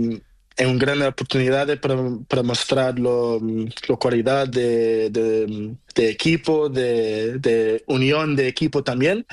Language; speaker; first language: Spanish; non-native, learner; Portuguese